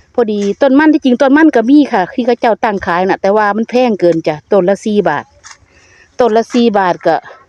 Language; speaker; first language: Thai; native; Thai